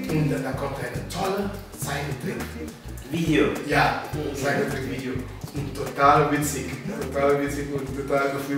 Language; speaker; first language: German; non-native, fluent; Papiamento